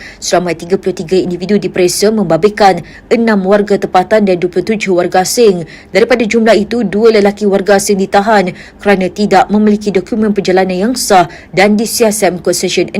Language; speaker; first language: Malay; native; Malay